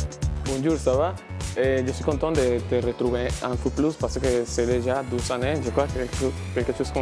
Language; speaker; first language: French; non-native, learner; Spanish